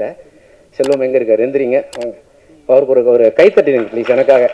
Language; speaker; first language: Tamil; native; Tamil